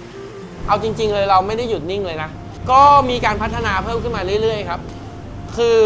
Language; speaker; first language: Thai; native; Thai